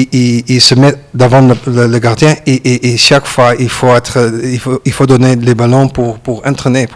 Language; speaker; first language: French; non-native, learner; Dutch